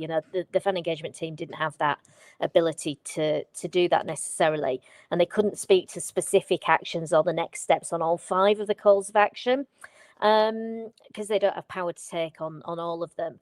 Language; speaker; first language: English; native; English